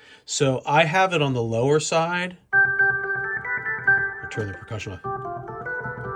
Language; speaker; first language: English; native; English